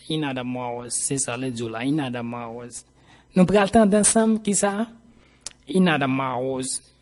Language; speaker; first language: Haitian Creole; native; Haitian Creole